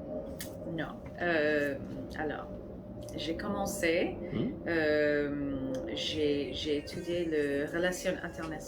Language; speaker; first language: French; non-native, fluent; English